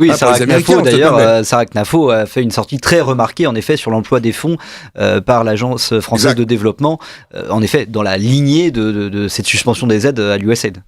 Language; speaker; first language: French; native; French